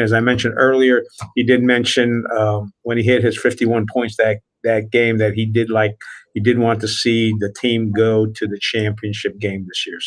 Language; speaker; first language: English; native; English